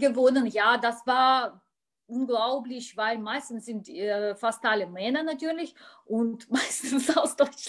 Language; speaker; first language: German; non-native, learner; Russian